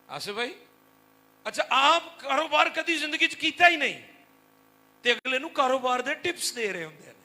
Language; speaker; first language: Hindi; non-native, local second language; Punjabi